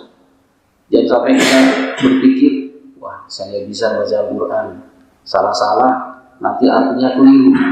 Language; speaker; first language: Indonesian; native; Indonesian